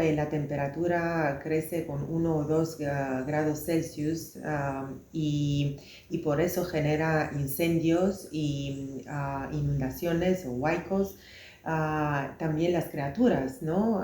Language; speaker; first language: Spanish; non-native, fluent; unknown